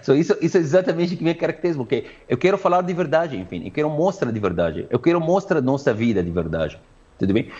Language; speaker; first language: Portuguese; non-native, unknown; Arabic